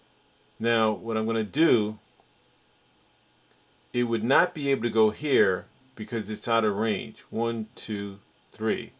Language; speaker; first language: English; native; English